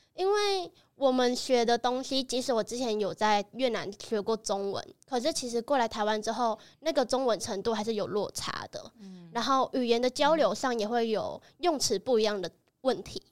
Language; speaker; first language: Chinese; early bilingual, other home language; Vietnamese